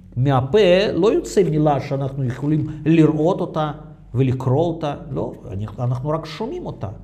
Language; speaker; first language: Hebrew; non-native, fluent; Russian